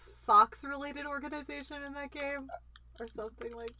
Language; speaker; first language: English; native; English